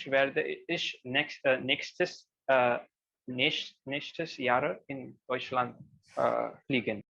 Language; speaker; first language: German; non-native, learner; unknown